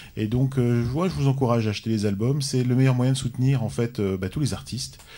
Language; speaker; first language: French; native; French